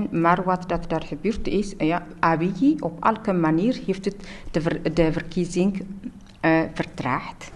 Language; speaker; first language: Dutch; non-native, learner; Tigrinya